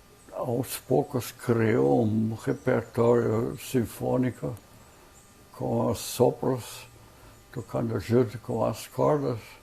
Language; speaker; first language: Portuguese; non-native, fluent; German